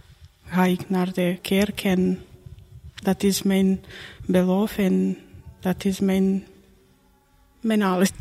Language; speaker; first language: Dutch; non-native, learner; Croatian